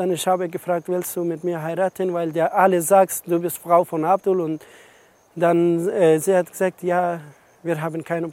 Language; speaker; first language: German; non-native, learner; Persian